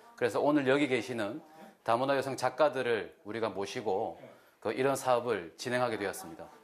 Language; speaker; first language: Korean; native; Korean